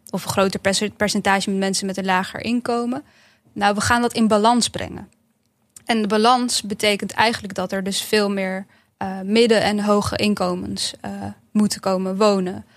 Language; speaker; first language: Dutch; early bilingual, other home language; Bosnian